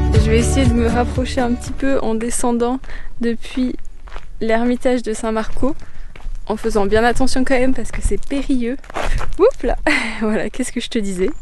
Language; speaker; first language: French; native; French